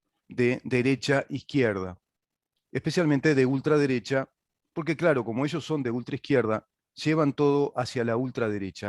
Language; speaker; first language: Spanish; native; Spanish